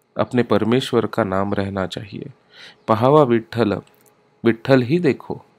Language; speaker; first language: Hindi; non-native, local second language; Marathi